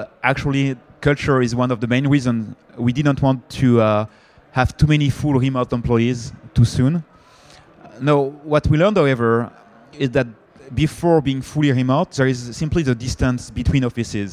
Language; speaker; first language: English; non-native, fluent; French